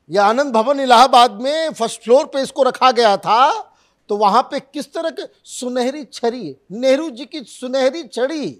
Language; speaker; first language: Hindi; native; Hindi